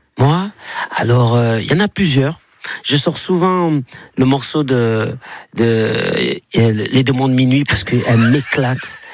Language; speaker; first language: French; native; French